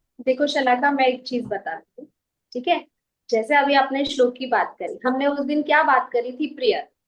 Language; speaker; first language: Hindi; native; Hindi